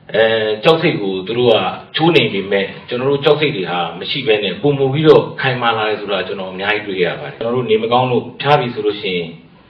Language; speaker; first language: Burmese; native; Burmese